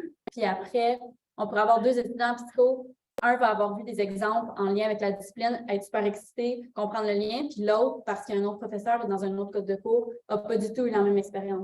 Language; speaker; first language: French; native; French